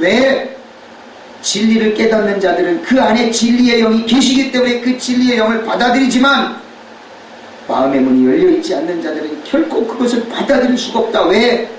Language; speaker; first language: Korean; native; Korean